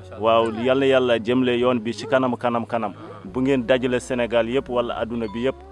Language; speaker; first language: Wolof; non-native, local second language; Arabic